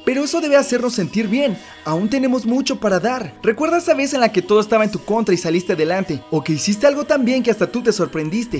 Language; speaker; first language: Spanish; native; Spanish